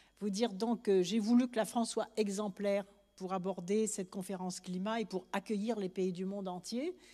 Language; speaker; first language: French; native; French